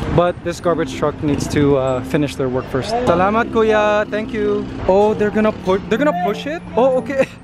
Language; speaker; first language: English; native; English